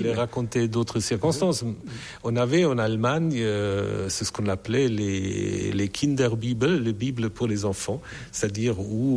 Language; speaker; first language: French; non-native, fluent; German